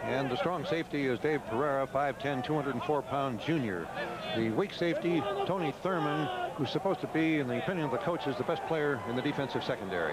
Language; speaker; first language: English; native; English